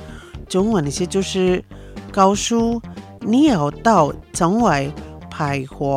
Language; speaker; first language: Chinese; non-native, fluent; Indonesian